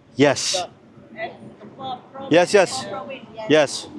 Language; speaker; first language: English; non-native, learner; Turkish